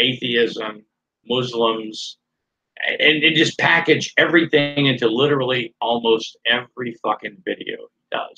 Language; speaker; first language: English; native; English